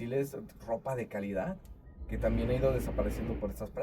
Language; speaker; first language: Spanish; native; Spanish